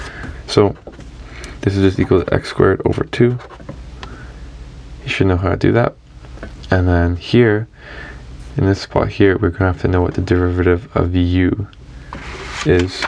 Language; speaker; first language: English; native; English